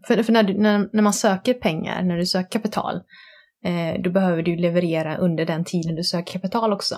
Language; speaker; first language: Swedish; early bilingual, other home language; Vietnamese